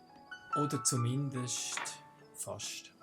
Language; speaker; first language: German; native; German